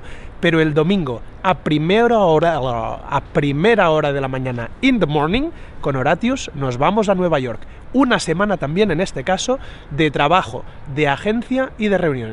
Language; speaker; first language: Spanish; native; Spanish